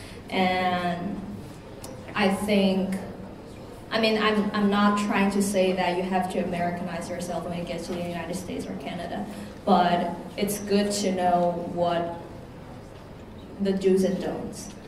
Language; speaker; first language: English; non-native, fluent; Chinese